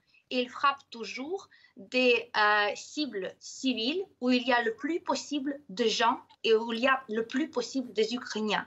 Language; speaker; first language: French; non-native, fluent; Ukrainian